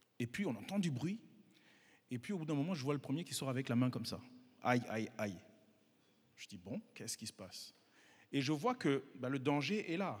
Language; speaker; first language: French; non-native, local second language; Kinyarwanda